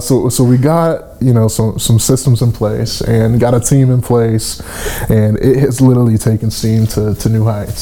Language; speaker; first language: English; native; English